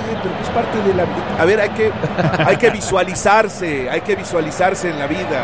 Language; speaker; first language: Spanish; native; Spanish